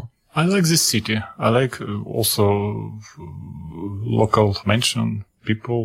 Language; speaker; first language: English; non-native, learner; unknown